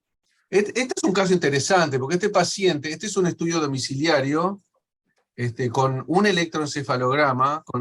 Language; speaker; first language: Spanish; native; Spanish